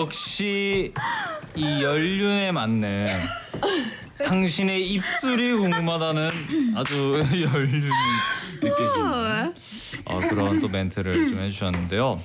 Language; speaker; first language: Korean; native; Korean